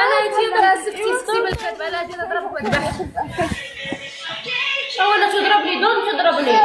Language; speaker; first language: Arabic; non-native, local second language; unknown